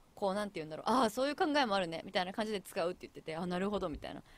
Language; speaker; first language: Japanese; native; Japanese